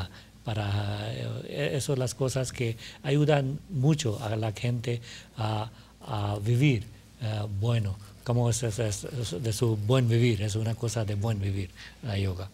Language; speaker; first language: Spanish; non-native, learner; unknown